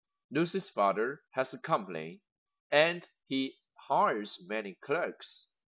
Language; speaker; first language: English; non-native, fluent; Chinese